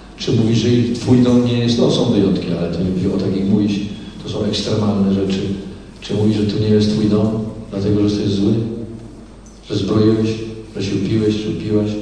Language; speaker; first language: Polish; native; Polish